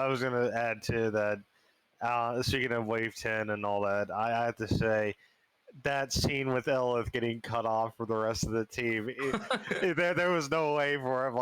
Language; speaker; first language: English; native; English